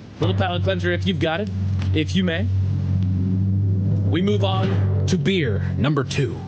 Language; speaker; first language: English; native; English